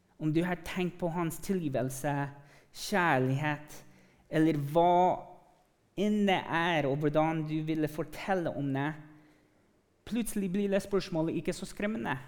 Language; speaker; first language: Norwegian; early bilingual, other home language; English